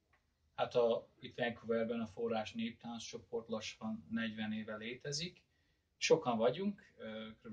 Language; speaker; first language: Hungarian; early bilingual, heritage; Hungarian